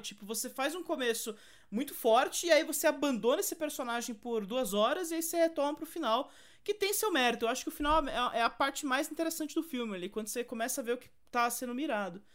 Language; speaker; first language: Portuguese; native; Portuguese